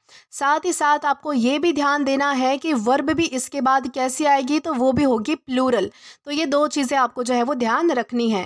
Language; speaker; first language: Hindi; native; Hindi